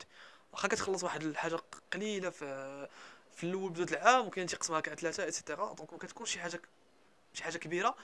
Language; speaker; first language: Arabic; native; Arabic